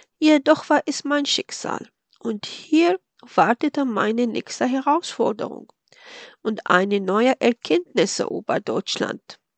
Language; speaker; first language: German; non-native, fluent; Arabic